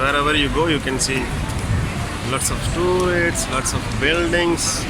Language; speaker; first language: English; non-native, local second language; Tamil